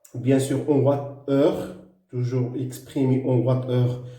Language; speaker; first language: French; non-native, local second language; Arabic